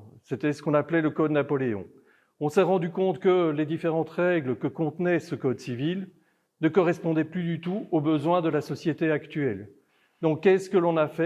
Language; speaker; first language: French; native; French